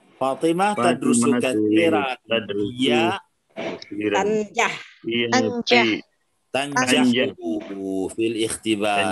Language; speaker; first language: Arabic; non-native, fluent; Indonesian